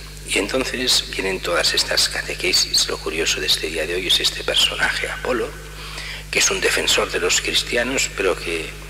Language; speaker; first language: Spanish; native; Spanish